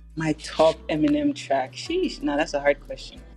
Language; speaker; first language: English; native; English